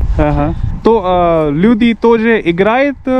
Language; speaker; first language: Russian; non-native, learner; Hindi